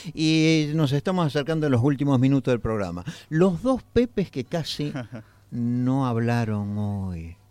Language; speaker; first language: Spanish; native; Spanish